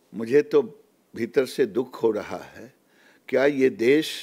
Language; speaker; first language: Hindi; native; Hindi